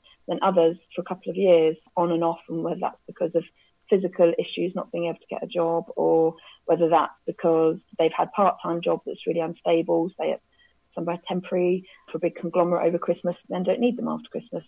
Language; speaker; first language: English; native; English